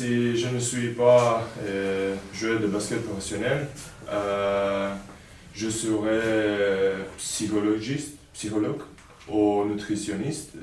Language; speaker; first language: French; non-native, learner; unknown